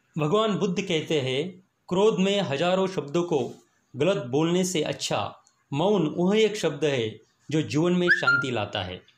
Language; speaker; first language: Hindi; non-native, local second language; Marathi